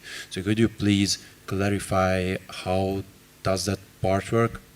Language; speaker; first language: English; non-native, fluent; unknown